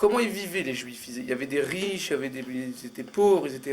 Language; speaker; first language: French; native; French